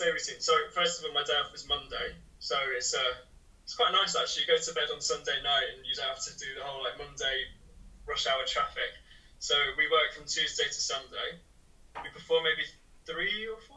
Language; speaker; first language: English; native; English